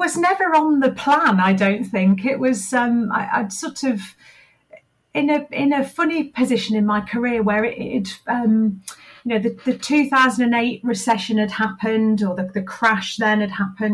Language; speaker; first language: English; native; English